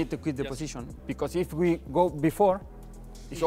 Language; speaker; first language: English; non-native, learner; Spanish